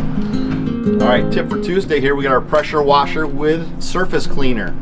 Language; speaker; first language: English; native; English